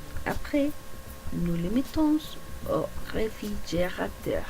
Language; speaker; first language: French; non-native, learner; Spanish